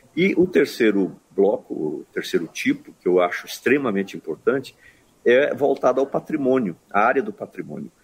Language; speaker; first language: Portuguese; native; Portuguese